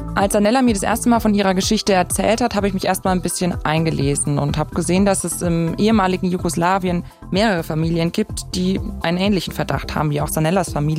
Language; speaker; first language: German; native; German